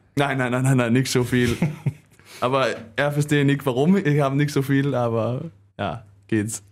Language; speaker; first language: German; non-native, learner; Danish